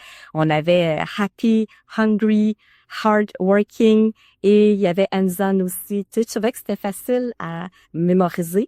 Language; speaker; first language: French; native; French